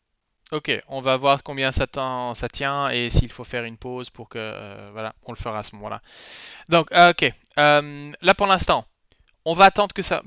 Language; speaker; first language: French; native; French